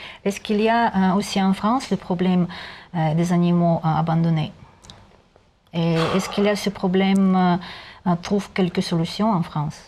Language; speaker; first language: French; non-native, learner; Russian